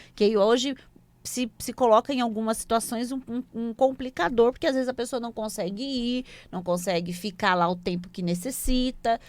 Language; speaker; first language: Portuguese; native; Portuguese